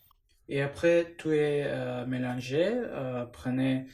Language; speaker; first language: French; non-native, learner; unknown